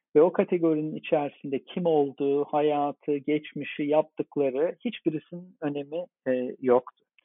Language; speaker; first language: Turkish; native; Turkish